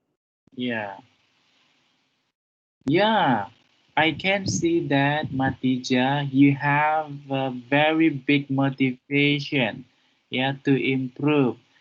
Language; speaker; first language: English; non-native, fluent; Indonesian